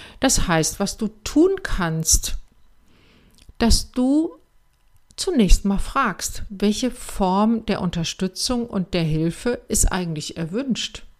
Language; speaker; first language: German; native; German